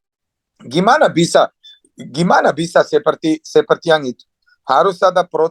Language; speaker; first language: Indonesian; non-native, fluent; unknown